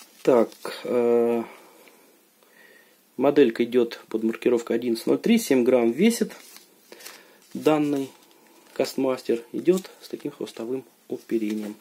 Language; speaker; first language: Russian; native; Russian